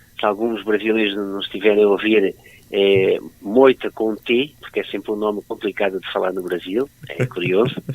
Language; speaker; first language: Portuguese; native; Portuguese